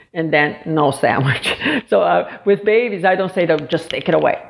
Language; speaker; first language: English; non-native, fluent; Portuguese